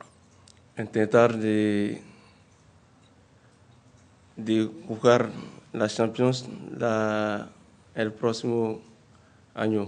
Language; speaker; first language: Spanish; non-native, learner; French